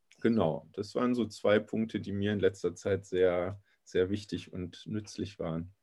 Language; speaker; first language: German; native; German